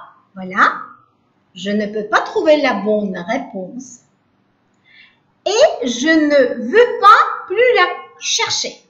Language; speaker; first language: French; non-native, learner; Uzbek